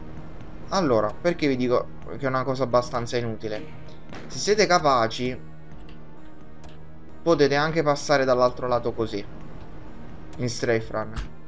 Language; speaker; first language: Italian; native; Italian